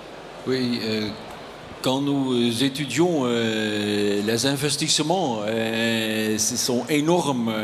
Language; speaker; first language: French; non-native, learner; Dutch